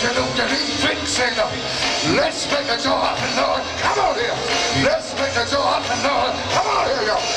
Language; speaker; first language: English; native; English